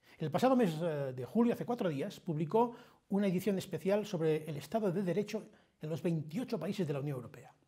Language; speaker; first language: Spanish; non-native, local second language; Catalan